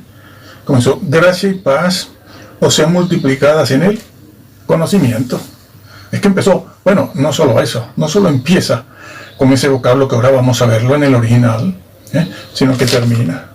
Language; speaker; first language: Spanish; native; Spanish